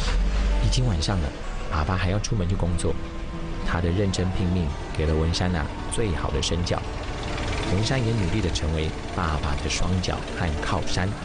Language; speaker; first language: Chinese; native; Chinese